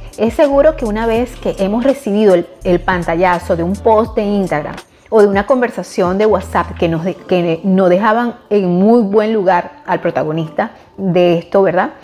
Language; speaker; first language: Spanish; native; Spanish